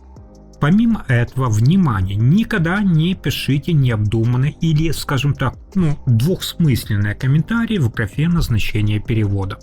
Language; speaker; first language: Russian; native; Russian